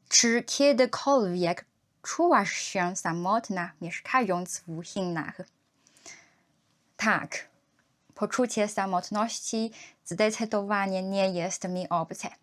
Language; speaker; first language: Polish; non-native, learner; Chinese